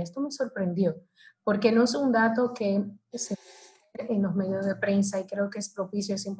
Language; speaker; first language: Spanish; native; Spanish